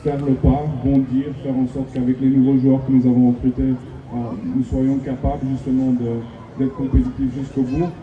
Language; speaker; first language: French; native; French